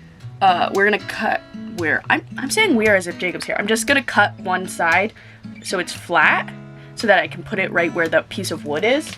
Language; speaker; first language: English; native; English